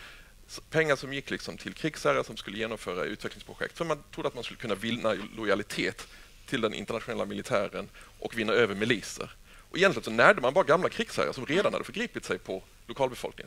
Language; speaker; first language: Swedish; native; Swedish